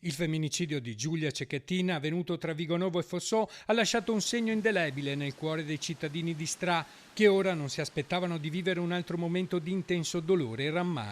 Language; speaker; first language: Italian; native; Italian